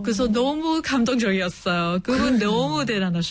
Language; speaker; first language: Korean; non-native, fluent; English